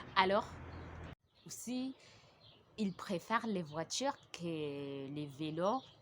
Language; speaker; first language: French; non-native, fluent; Ganda